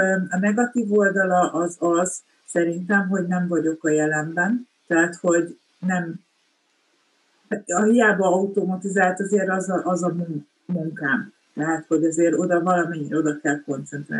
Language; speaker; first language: Hungarian; native; Hungarian